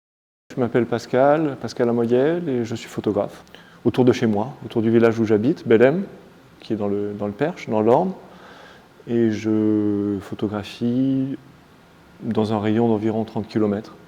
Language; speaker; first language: French; native; French